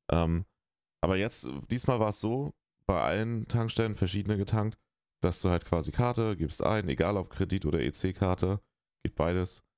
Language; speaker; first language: German; native; German